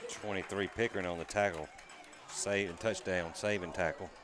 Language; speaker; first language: English; native; English